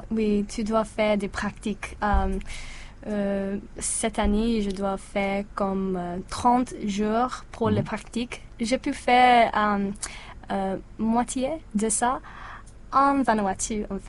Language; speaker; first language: French; non-native, learner; English